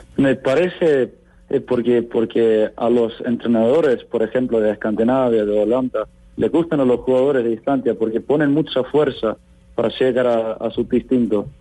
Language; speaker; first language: Spanish; non-native, fluent; Icelandic